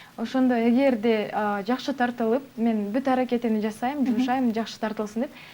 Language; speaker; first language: Kyrgyz; non-native, local second language; Uyghur